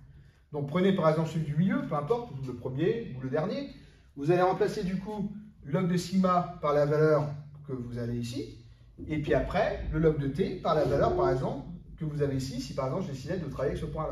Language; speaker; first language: French; native; French